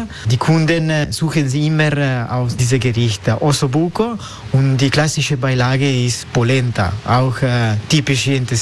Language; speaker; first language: German; non-native, learner; Italian